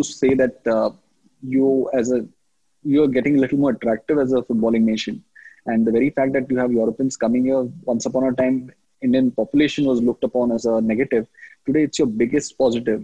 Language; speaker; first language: English; non-native, local second language; Hindi